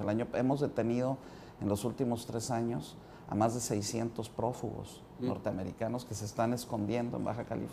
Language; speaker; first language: Spanish; native; Spanish